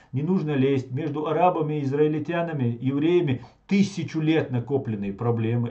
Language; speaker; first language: Russian; non-native, local second language; Chechen